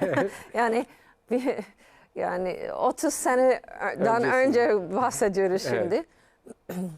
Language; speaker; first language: Turkish; non-native, fluent; English